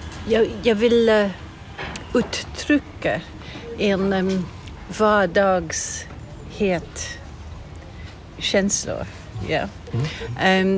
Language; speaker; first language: Swedish; non-native, fluent; English